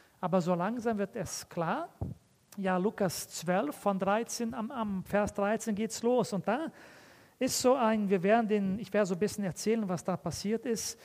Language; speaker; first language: German; early bilingual, heritage; German